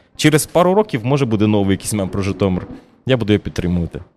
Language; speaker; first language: Ukrainian; native; Ukrainian